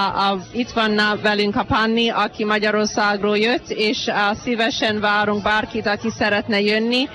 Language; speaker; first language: Hungarian; early bilingual, heritage; Hungarian